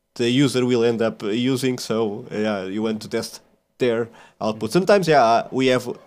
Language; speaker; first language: English; non-native, fluent; Portuguese